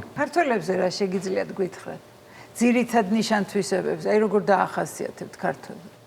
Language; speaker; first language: Georgian; native; Georgian